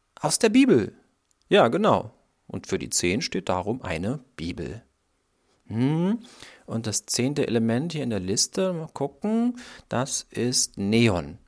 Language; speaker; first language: German; native; German